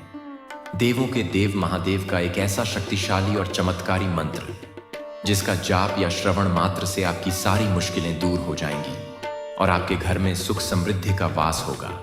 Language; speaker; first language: Hindi; native; Hindi